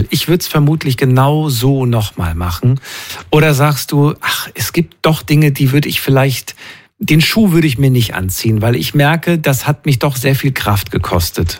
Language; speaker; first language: German; native; German